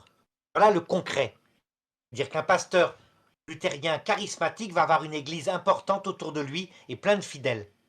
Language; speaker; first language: French; native; French